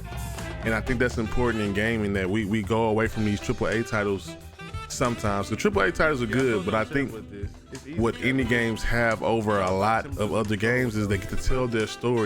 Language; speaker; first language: English; native; English